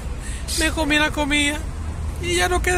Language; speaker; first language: Spanish; native; Spanish